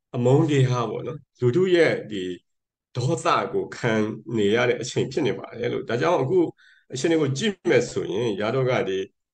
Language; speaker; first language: Burmese; non-native, local second language; Karen languages